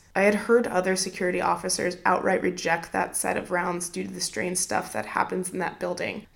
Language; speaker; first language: English; native; English